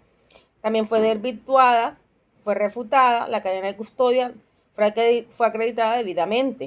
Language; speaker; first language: Spanish; native; Spanish